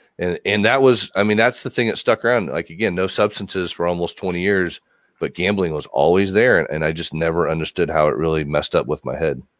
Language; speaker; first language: English; native; English